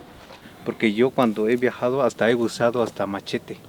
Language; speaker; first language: Spanish; native; Spanish